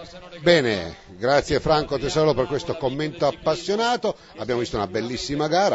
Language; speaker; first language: Italian; native; Italian